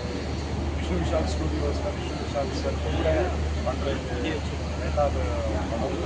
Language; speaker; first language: Tamil; non-native, local second language; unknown